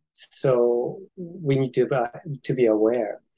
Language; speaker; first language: English; non-native, fluent; Japanese